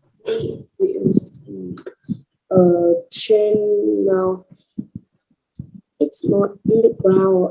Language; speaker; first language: English; non-native, learner; Vietnamese